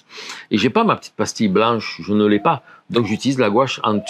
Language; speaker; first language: French; native; French